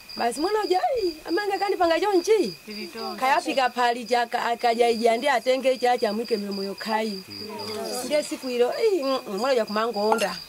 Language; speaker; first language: Nyanja; non-native, local second language; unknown